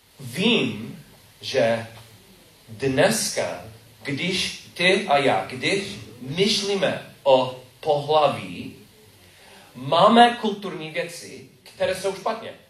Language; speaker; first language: Czech; non-native, learner; English